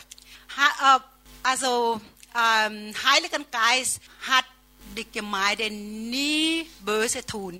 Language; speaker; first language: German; non-native, learner; Thai